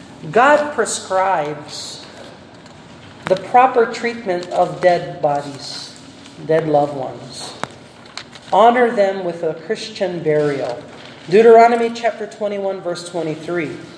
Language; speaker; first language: English; non-native, local second language; Filipino